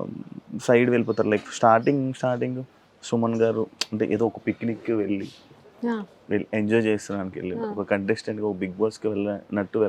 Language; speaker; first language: Telugu; native; Telugu